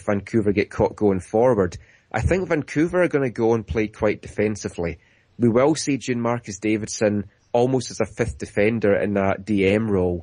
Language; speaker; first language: English; native; English